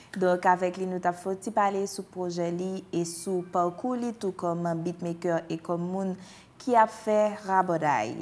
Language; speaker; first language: French; non-native, local second language; Haitian Creole